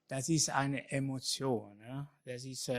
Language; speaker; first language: German; non-native, learner; Italian